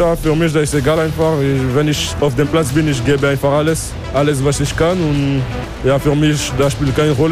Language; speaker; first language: German; non-native, local second language; French